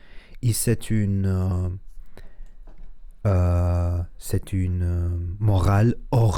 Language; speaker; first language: French; non-native, learner; Spanish